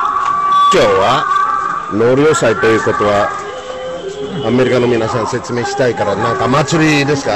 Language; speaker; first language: Japanese; non-native, fluent; English